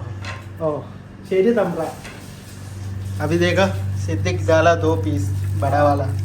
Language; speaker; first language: Hindi; non-native, learner; Malayalam